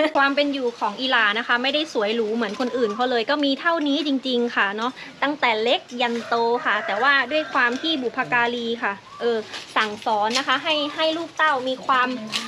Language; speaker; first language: Thai; non-native, local second language; Khmer